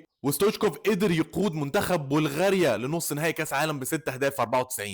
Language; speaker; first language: Arabic; native; Arabic